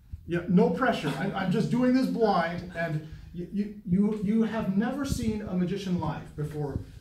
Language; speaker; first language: English; native; English